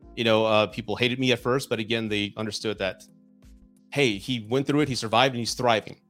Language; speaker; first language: English; native; English